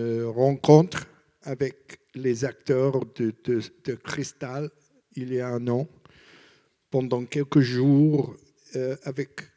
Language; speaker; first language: French; non-native, learner; English